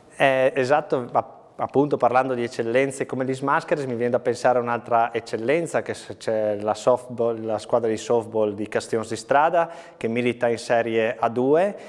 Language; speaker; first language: Italian; native; Italian